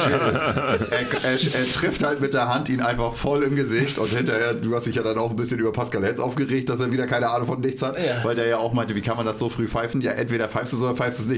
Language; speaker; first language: German; native; German